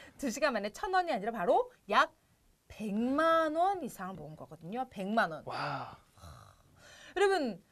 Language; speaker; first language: Korean; native; Korean